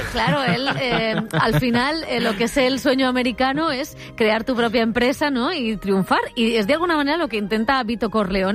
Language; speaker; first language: Spanish; native; Spanish